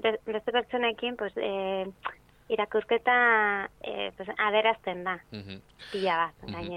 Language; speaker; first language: Basque; non-native, fluent; Spanish